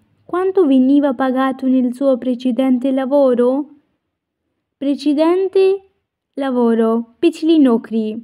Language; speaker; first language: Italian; non-native, fluent; Urdu